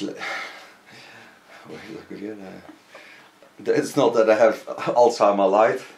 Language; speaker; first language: English; non-native, fluent; Dutch